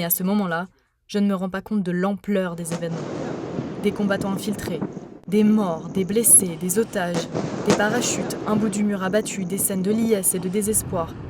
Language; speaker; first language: French; native; French